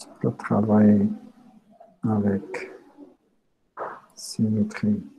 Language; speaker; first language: French; non-native, local second language; Arabic